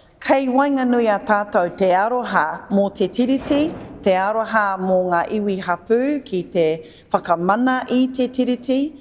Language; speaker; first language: Māori; non-native, local second language; English